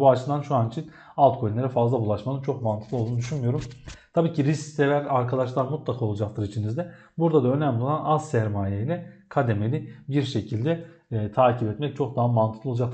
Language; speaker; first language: Turkish; native; Turkish